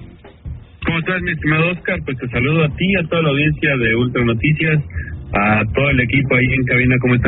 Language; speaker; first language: Spanish; native; Spanish